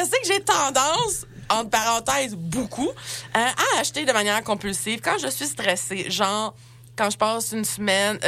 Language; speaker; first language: French; native; French